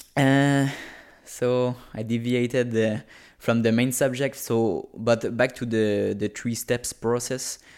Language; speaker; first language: English; non-native, fluent; French